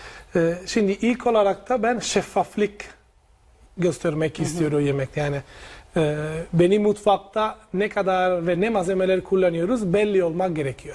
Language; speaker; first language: Turkish; non-native, learner; Italian